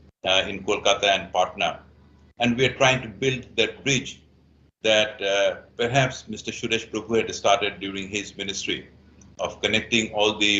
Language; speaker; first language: English; non-native, fluent; Bangla